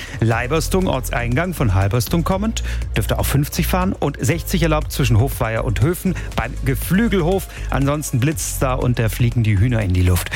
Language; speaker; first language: German; native; German